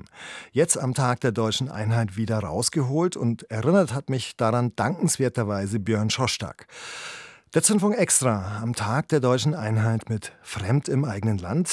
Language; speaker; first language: German; native; German